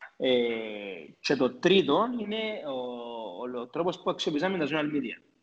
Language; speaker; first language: Greek; native; Greek